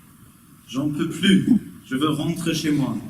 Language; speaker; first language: French; non-native, learner; German